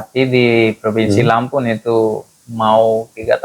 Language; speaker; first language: Indonesian; non-native, fluent; Spanish